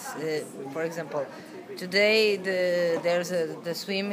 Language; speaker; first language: English; non-native, learner; Portuguese